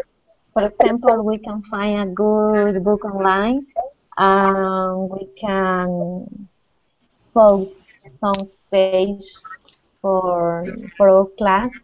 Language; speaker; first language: English; non-native, learner; Spanish